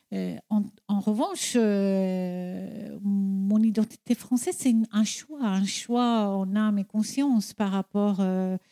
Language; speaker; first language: French; non-native, fluent; Persian